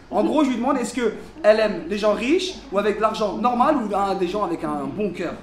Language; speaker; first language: French; native; French